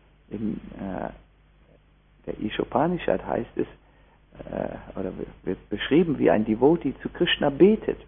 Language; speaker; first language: German; native; German